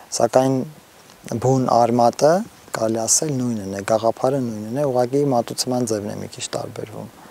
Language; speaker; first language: Armenian; non-native, local second language; Assyrian Neo-Aramaic